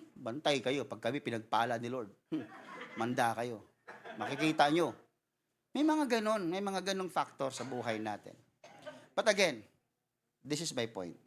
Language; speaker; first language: Filipino; non-native, local second language; Cebuano